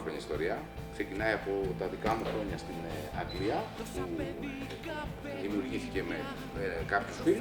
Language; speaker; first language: Greek; native; Greek